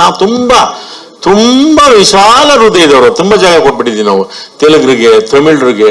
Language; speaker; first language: Kannada; native; Kannada